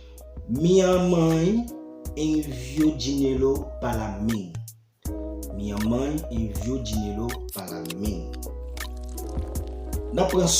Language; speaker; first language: Portuguese; non-native, fluent; Haitian Creole